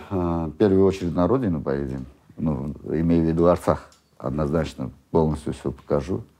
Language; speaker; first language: Russian; non-native, local second language; Armenian